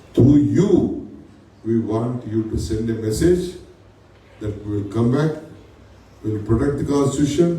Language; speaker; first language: English; non-native, local second language; Kannada